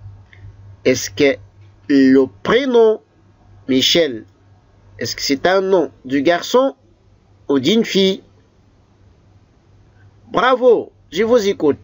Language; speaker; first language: French; non-native, fluent; Arabic